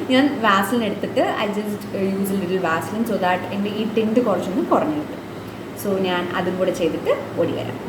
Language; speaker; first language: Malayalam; native; Malayalam